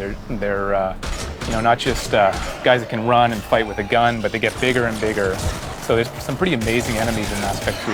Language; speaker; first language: English; native; English